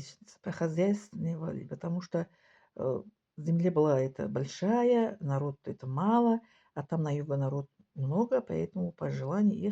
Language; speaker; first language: Russian; non-native, local second language; Tajik